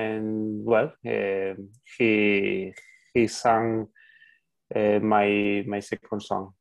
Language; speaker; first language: English; non-native, learner; Spanish